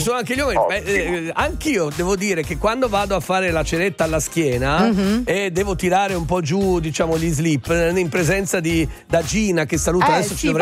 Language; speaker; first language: Italian; native; Italian